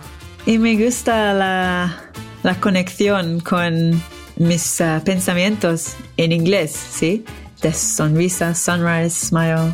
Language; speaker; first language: Spanish; non-native, learner; English